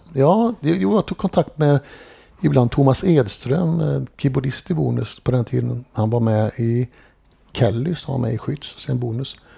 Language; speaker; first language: Swedish; native; Swedish